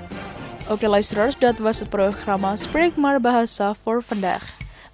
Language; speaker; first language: Dutch; non-native, learner; Indonesian